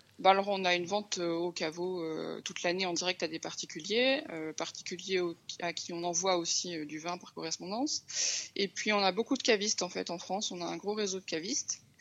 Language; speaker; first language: French; native; French